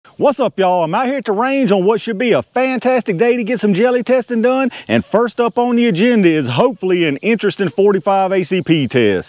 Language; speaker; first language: English; native; English